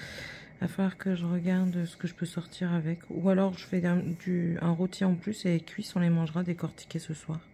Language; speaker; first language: French; native; French